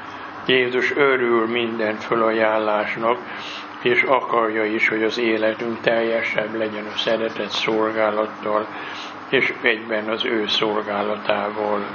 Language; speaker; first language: Hungarian; native; Hungarian